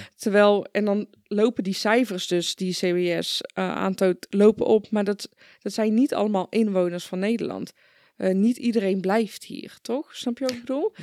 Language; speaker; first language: Dutch; early bilingual, other home language; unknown